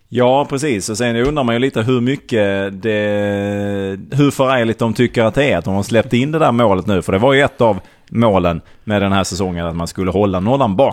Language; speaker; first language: Swedish; native; Swedish